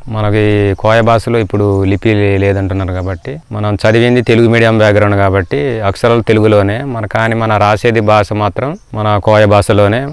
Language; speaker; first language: Telugu; non-native, local second language; Koya